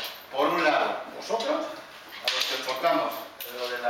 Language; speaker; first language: Spanish; native; Spanish